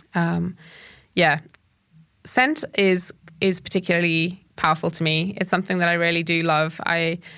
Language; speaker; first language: English; native; English